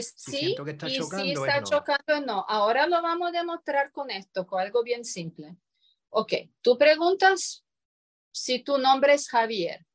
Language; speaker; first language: Spanish; non-native, fluent; Croatian